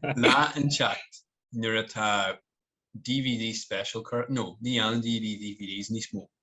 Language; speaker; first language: Irish; native; Irish